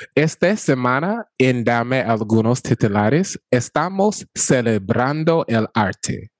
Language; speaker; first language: Spanish; non-native, learner; English